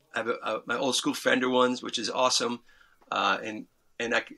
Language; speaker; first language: English; native; English